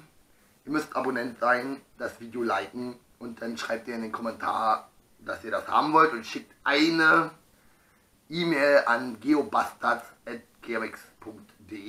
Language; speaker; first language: German; native; German